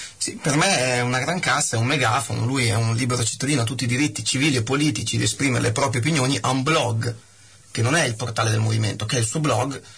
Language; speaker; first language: Italian; native; Italian